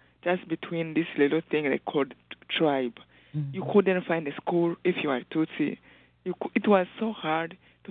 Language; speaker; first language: English; non-native, local second language; Kinyarwanda